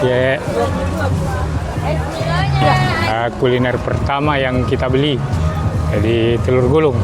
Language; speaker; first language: Indonesian; native; Indonesian